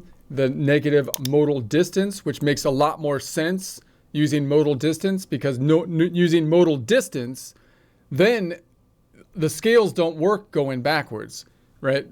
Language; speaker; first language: English; native; English